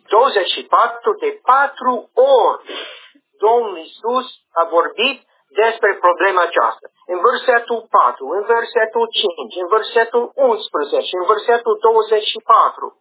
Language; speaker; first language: Romanian; non-native, learner; English